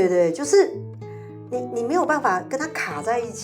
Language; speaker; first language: Chinese; native; Chinese